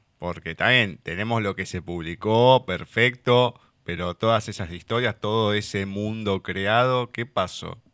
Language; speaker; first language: Spanish; native; Spanish